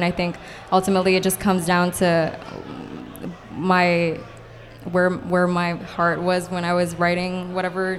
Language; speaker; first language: English; non-native, local second language; Cantonese